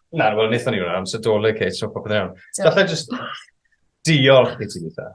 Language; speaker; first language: Welsh; native; Welsh